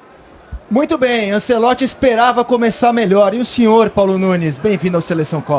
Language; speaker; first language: Portuguese; native; Portuguese